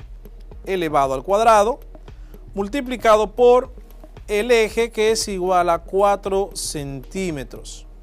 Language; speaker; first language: Spanish; native; Spanish